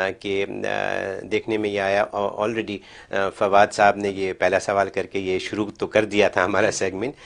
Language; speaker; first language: Urdu; native; Urdu